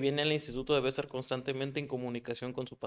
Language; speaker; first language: Spanish; native; Spanish